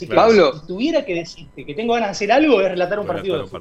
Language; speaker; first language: Spanish; native; Spanish